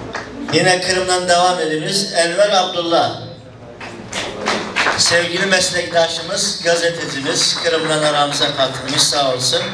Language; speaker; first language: Turkish; native; Turkish